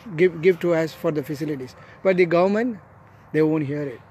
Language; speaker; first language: English; non-native, local second language; Tamil